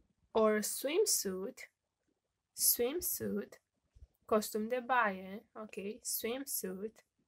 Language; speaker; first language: English; non-native, fluent; Romanian